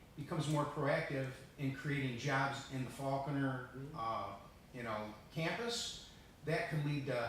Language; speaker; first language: English; early bilingual, other home language; Italian